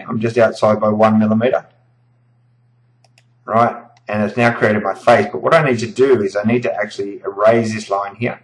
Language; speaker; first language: English; native; English